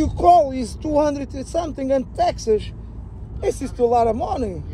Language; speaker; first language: English; non-native, learner; Portuguese